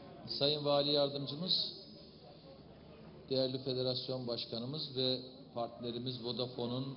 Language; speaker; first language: Turkish; native; Turkish